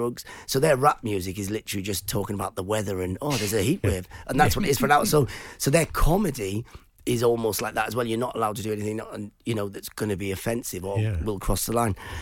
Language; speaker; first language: English; non-native, local second language; Persian